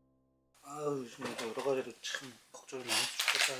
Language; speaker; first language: Korean; native; Korean